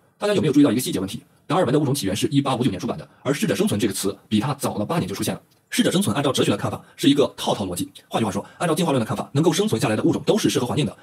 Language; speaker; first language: Chinese; native; Chinese